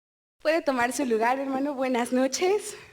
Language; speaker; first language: Spanish; native; Spanish